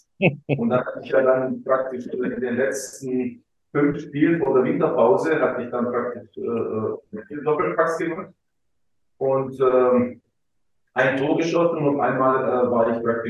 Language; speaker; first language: German; early bilingual, other home language; Croatian